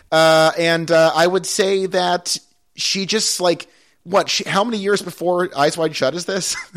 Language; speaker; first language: English; native; English